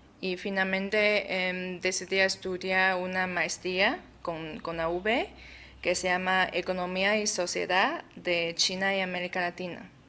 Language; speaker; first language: Spanish; non-native, fluent; Chinese